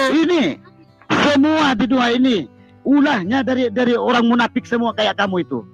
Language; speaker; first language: Indonesian; non-native, local second language; Madurese